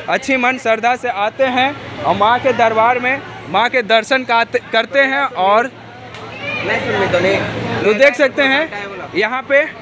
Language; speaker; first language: Hindi; native; Hindi